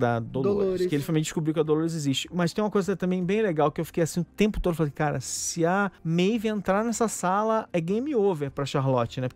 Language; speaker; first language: Portuguese; native; Portuguese